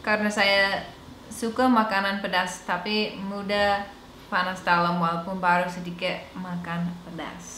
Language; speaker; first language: Indonesian; non-native, fluent; English